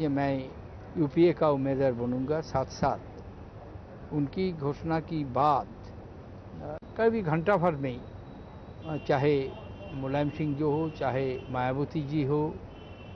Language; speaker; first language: Hindi; non-native, local second language; Bangla